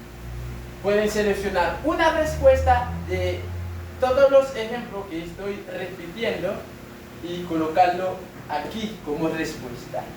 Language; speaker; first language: Spanish; non-native, fluent; French